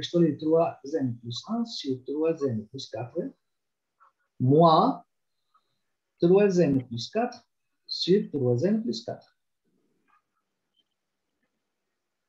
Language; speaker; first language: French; non-native, local second language; Arabic